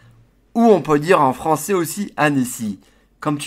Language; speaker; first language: French; non-native, fluent; English